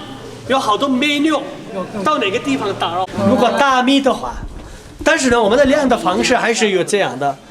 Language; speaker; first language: Chinese; non-native, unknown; Nepali